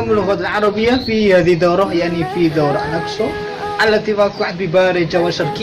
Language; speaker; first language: Arabic; non-native, learner; Indonesian